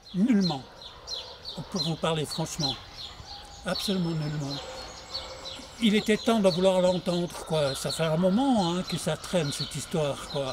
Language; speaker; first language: French; native; French